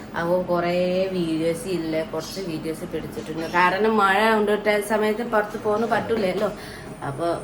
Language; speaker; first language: Malayalam; non-native, learner; Nepali